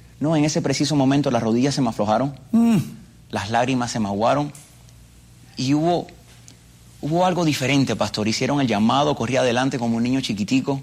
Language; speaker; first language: Spanish; early bilingual, other home language; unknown